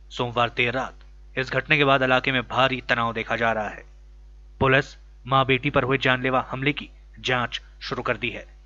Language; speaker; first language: Hindi; native; Hindi